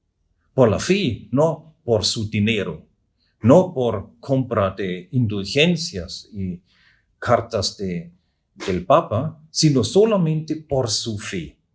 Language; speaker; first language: Spanish; non-native, fluent; German